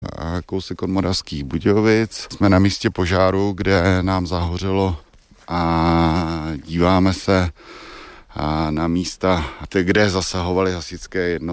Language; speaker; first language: Czech; native; Czech